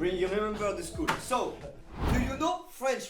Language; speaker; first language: English; non-native, learner; French